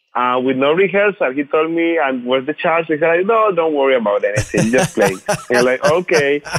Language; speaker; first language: English; non-native, fluent; Spanish